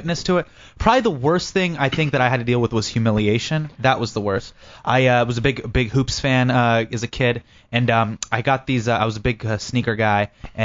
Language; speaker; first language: English; native; English